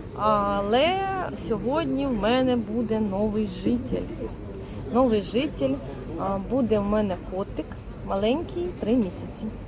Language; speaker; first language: Ukrainian; native; Ukrainian